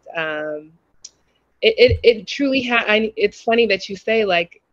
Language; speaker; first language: English; native; English